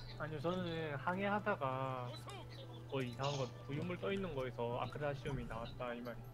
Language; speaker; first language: Korean; native; Korean